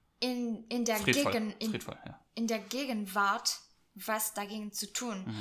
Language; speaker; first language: German; non-native, fluent; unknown